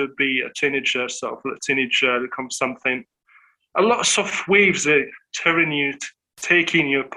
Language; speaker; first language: English; non-native, fluent; Arabic